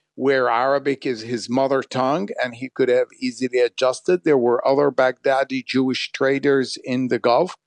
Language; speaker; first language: English; non-native, fluent; Arabic